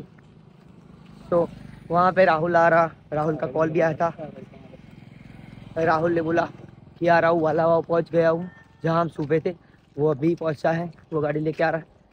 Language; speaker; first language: Hindi; non-native, local second language; Gujarati